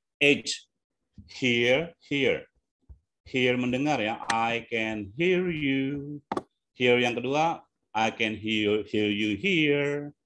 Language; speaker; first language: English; non-native, fluent; Indonesian